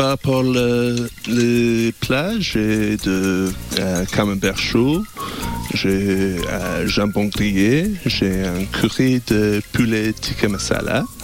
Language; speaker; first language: French; non-native, learner; English